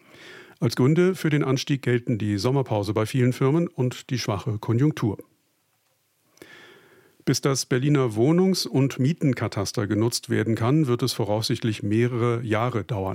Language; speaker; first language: German; native; German